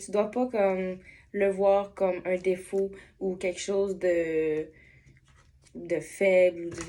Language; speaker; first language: French; native; French